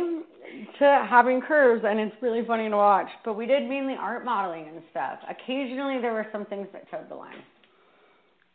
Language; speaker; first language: English; native; English